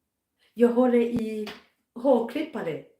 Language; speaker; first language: Swedish; non-native, fluent; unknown